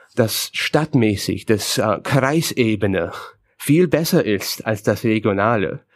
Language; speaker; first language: German; non-native, fluent; English